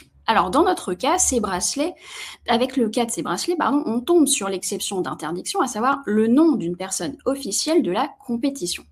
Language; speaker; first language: French; native; French